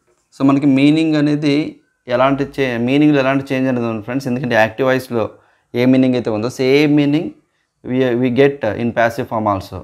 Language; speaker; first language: English; non-native, local second language; Telugu